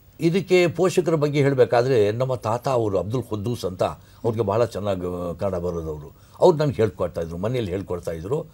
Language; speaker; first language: Kannada; non-native, local second language; Urdu